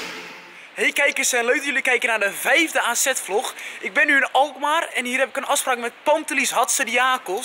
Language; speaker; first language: Dutch; native; Dutch